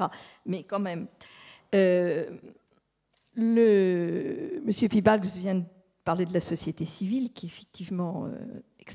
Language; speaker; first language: French; native; French